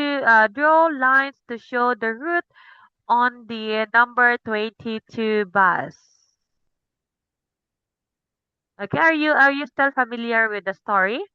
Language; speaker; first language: English; non-native, local second language; Cebuano